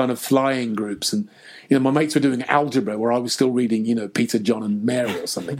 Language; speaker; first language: English; native; English